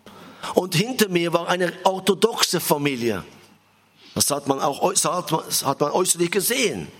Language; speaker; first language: German; non-native, fluent; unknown